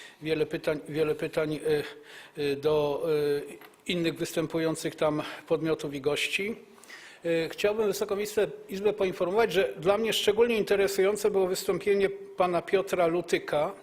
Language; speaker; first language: Polish; native; Polish